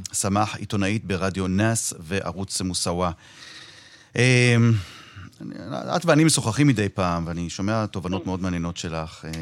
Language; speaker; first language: Hebrew; native; Hebrew